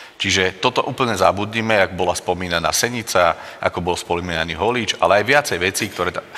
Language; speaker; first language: Slovak; native; Slovak